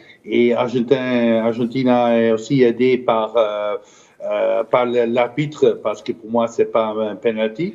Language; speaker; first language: French; non-native, fluent; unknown